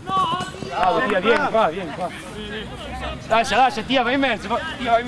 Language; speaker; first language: Italian; native; Italian